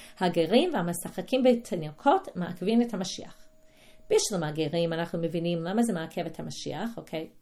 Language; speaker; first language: Hebrew; non-native, fluent; English